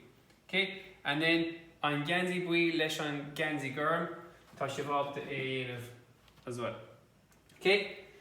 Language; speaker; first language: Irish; non-native, local second language; English